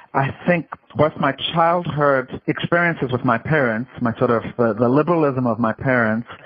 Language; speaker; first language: English; native; English